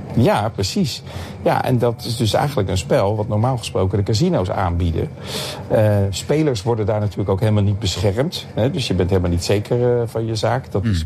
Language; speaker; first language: Dutch; native; Dutch